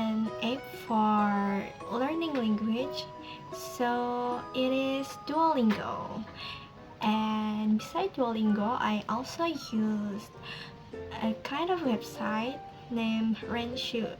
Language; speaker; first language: English; non-native, learner; Indonesian